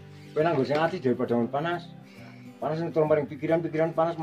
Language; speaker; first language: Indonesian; non-native, local second language; Javanese